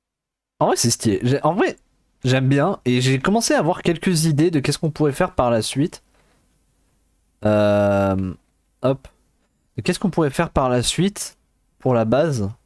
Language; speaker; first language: French; native; French